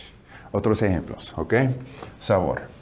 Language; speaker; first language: Spanish; non-native, learner; English